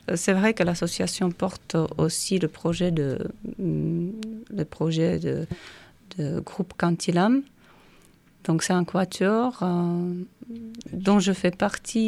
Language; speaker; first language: French; non-native, fluent; Czech